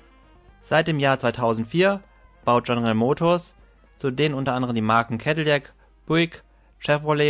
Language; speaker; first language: German; native; German